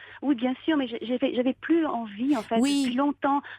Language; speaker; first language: French; native; French